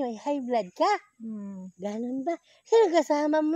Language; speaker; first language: Filipino; non-native, local second language; Cebuano